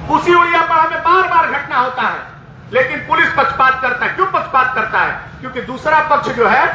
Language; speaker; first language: Hindi; non-native, local second language; Bangla